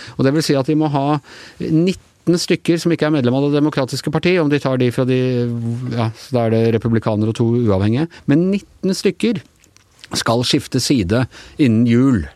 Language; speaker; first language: Norwegian; native; Norwegian